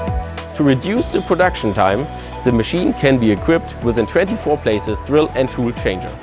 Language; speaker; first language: English; non-native, fluent; German